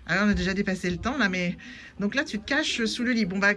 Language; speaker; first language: French; native; French